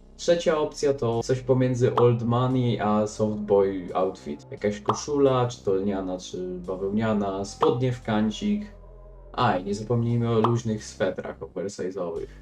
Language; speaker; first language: Polish; native; Polish